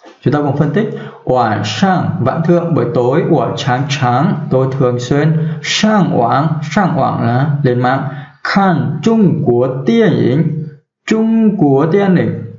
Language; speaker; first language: Chinese; non-native, fluent; Vietnamese